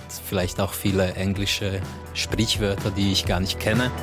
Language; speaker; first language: German; native; German